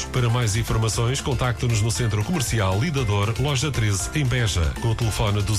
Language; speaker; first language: Portuguese; native; Portuguese